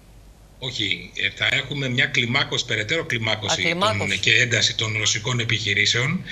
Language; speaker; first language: Greek; native; Greek